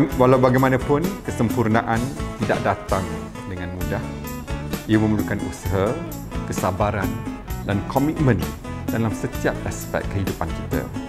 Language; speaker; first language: Malay; native; Malay